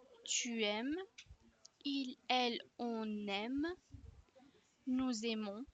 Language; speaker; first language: French; non-native, fluent; Spanish